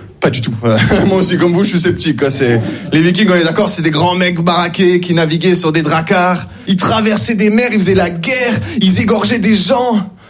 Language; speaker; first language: French; native; French